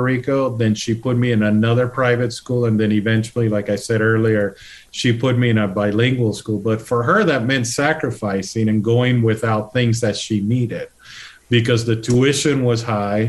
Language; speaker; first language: English; non-native, fluent; Spanish